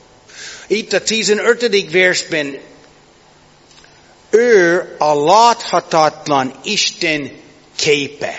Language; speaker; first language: Hungarian; non-native, fluent; English